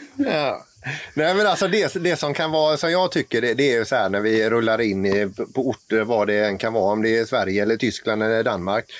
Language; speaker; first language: Swedish; native; Swedish